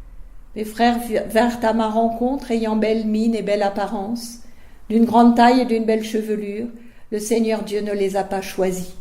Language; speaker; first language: French; native; French